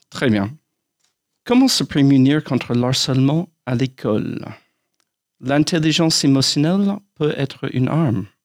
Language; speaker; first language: French; non-native, fluent; English